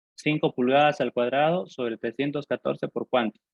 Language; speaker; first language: Spanish; native; Spanish